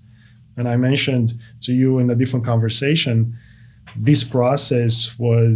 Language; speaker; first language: English; non-native, fluent; Romanian